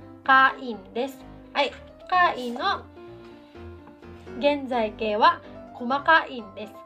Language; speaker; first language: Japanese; non-native, fluent; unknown